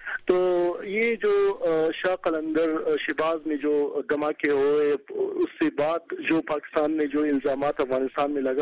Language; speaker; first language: Hindi; non-native, fluent; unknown